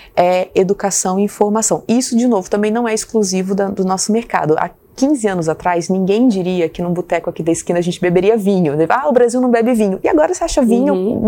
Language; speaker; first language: Portuguese; native; Portuguese